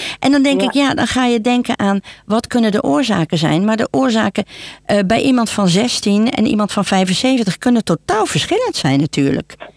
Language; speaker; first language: Dutch; native; Dutch